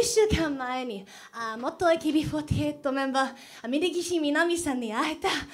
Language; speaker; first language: Japanese; non-native, learner; English